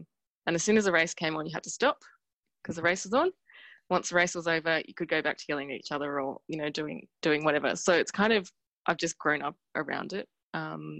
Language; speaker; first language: English; native; English